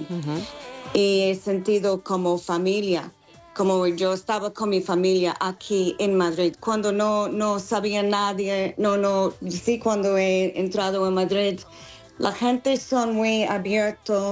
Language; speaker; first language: Spanish; non-native, fluent; English